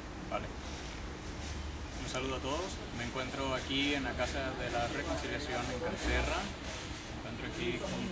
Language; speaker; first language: Spanish; native; Spanish